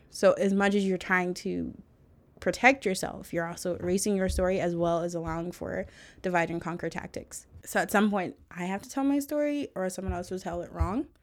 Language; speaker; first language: English; early bilingual, other home language; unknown